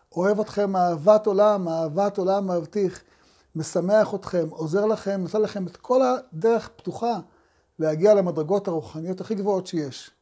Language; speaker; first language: Hebrew; native; Hebrew